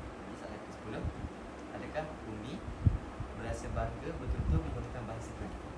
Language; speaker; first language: Malay; native; Malay